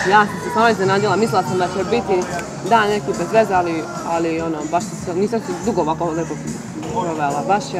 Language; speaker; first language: Serbian; native; Serbian